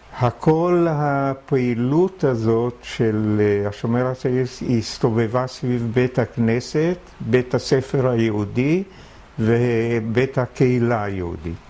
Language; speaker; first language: Hebrew; early bilingual, other home language; German